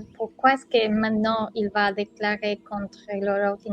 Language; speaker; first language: French; non-native, learner; Spanish